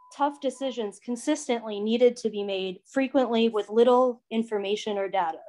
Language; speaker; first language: English; native; English